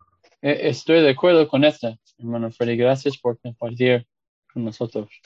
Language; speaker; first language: Spanish; non-native, fluent; English